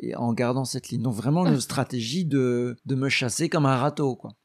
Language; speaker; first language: French; native; French